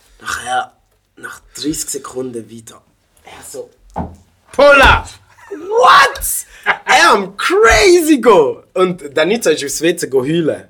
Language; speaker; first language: German; native; German